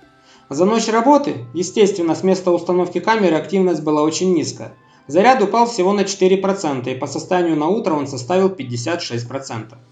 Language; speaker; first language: Russian; native; Russian